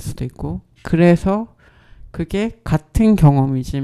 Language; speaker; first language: Korean; native; Korean